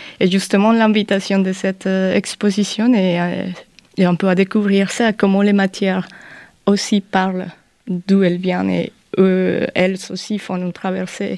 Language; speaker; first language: French; non-native, fluent; Spanish